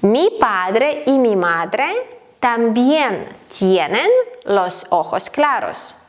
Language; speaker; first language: Spanish; non-native, fluent; Ukrainian